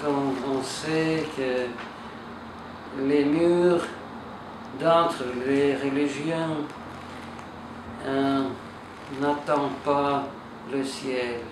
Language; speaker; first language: French; non-native, fluent; Russian